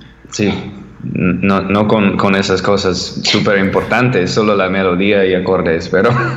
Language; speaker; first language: Spanish; non-native, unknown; English